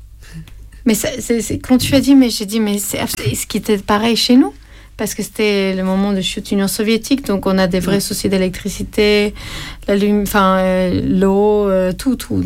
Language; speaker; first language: French; non-native, fluent; Armenian